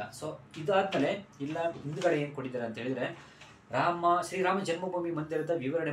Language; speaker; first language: Kannada; native; Kannada